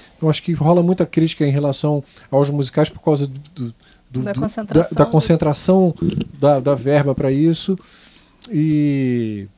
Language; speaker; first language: Portuguese; non-native, fluent; Italian